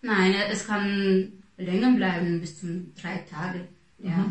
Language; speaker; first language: German; non-native, fluent; Russian